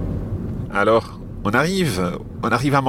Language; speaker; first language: French; non-native, fluent; English